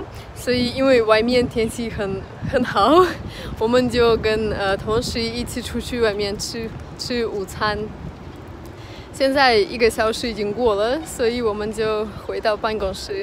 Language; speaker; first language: Chinese; non-native, fluent; Russian